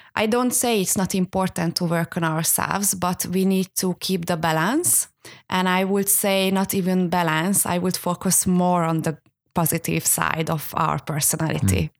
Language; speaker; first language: English; non-native, fluent; Hungarian